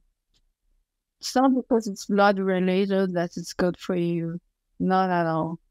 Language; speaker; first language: English; non-native, fluent; French